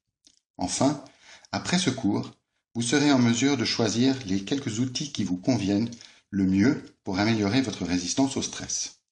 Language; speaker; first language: French; native; French